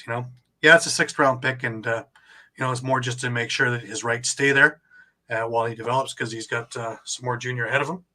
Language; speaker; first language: English; native; English